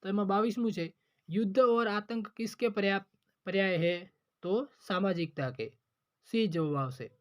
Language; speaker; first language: Hindi; non-native, local second language; Gujarati